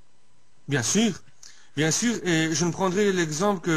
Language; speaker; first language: French; native; French